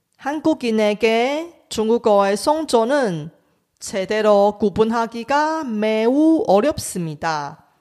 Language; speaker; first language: Korean; non-native, fluent; Chinese